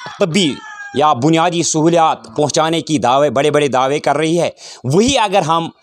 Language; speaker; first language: Urdu; non-native, local second language; Kashmiri